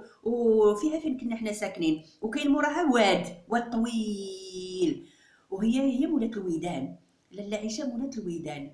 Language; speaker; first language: Arabic; native; Arabic